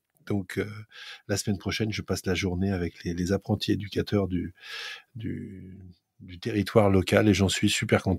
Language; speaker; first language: French; native; French